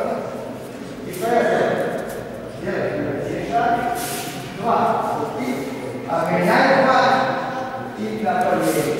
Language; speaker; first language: Russian; non-native, learner; Serbian